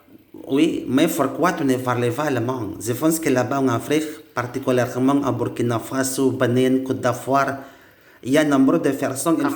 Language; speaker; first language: French; non-native, learner; Indonesian